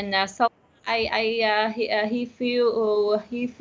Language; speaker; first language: English; non-native, learner; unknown